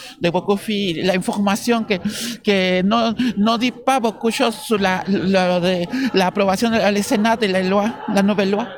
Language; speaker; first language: French; non-native, learner; Spanish